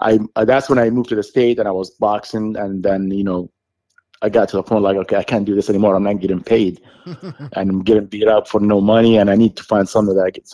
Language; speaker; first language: English; non-native, fluent; Arabic